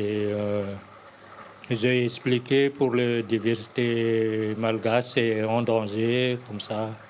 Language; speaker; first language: French; non-native, local second language; Malagasy